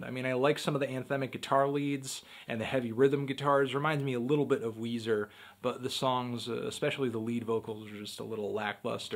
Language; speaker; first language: English; native; English